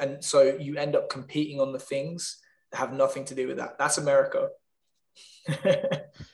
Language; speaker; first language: English; native; English